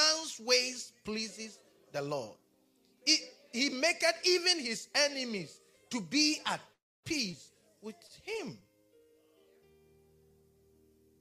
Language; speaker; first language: English; non-native, local second language; Akan